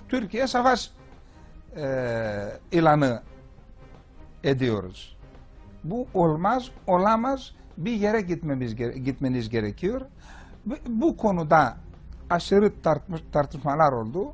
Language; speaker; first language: Turkish; non-native, fluent; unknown